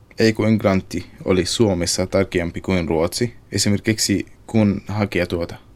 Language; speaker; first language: Finnish; non-native, learner; Arabic